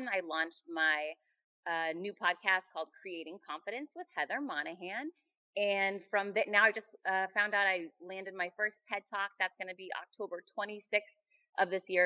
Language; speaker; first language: English; native; English